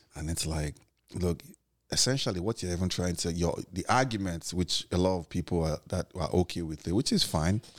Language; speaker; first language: English; non-native, local second language; Igbo